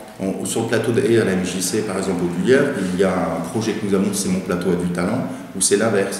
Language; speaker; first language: French; native; French